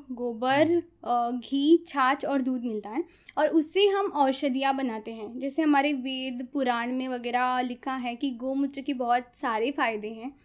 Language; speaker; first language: Hindi; non-native, local second language; Konkani